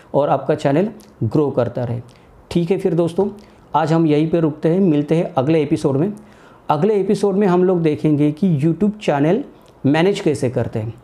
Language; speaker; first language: Hindi; non-native, local second language; Marathi